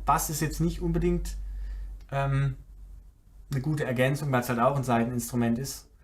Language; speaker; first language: German; native; German